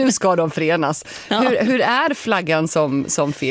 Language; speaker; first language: Swedish; native; Swedish